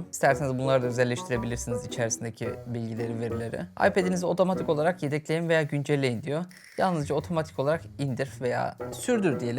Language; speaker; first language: Turkish; native; Turkish